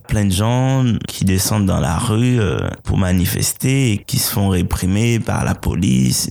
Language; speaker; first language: French; non-native, local second language; Haitian Creole